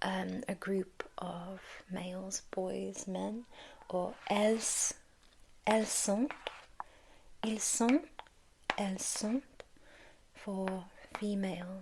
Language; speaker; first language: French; non-native, learner; English